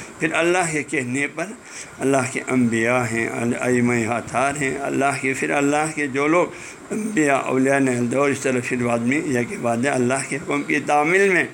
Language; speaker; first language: Urdu; non-native, local second language; Balti